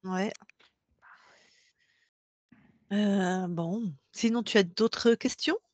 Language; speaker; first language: French; native; French